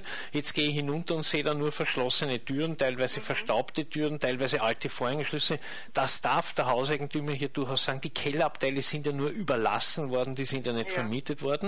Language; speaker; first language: German; native; German